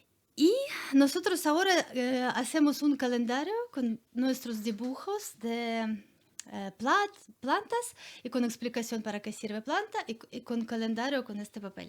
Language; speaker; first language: Spanish; non-native, learner; Ukrainian